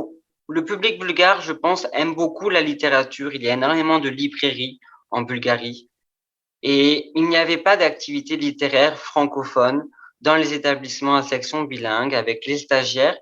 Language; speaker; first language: French; native; French